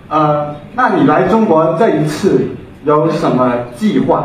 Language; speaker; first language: Chinese; native; Chinese